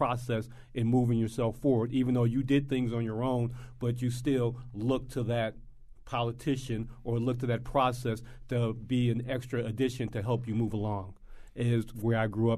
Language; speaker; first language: English; native; English